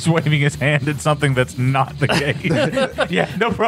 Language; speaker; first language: English; native; English